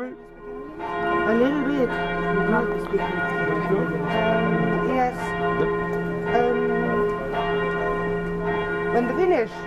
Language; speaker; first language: English; non-native, learner; Albanian